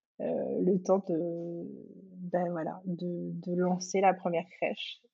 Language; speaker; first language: French; native; French